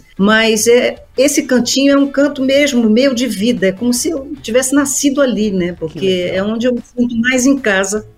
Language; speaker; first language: Portuguese; native; Portuguese